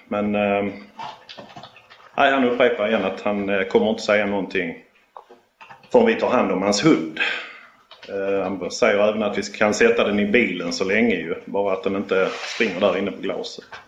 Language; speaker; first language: Swedish; native; Swedish